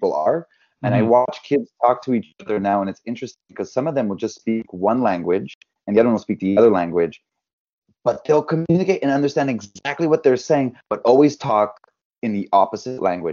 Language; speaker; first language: English; non-native, fluent; French